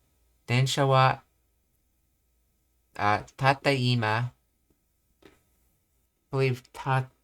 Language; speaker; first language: Japanese; non-native, learner; English